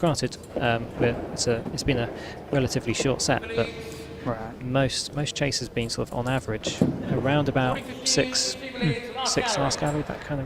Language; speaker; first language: English; native; English